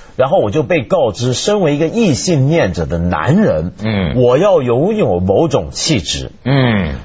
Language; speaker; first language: Chinese; native; Chinese